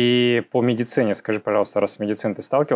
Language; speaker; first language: Russian; native; Russian